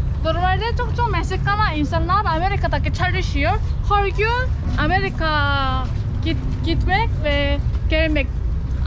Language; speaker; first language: Turkish; non-native, learner; Korean